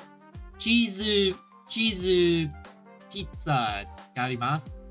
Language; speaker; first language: Japanese; non-native, learner; English